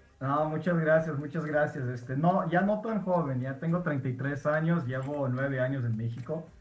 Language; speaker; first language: Spanish; non-native, fluent; Portuguese